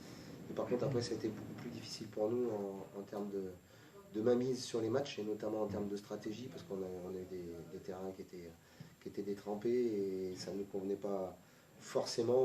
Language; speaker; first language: French; native; French